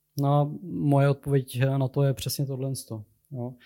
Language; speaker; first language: Czech; native; Czech